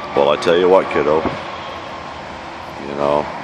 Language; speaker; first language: English; native; English